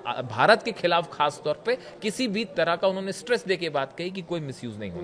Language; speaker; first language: Hindi; native; Hindi